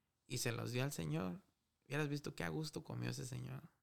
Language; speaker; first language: Spanish; early bilingual, heritage; Spanish